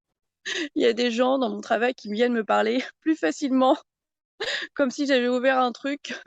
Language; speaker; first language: French; native; French